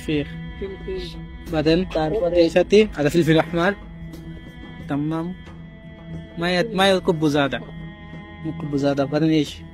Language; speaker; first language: Arabic; non-native, learner; Bangla